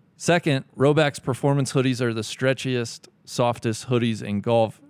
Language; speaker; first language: English; native; English